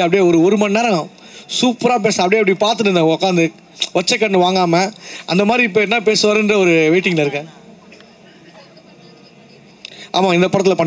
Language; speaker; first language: Tamil; native; Tamil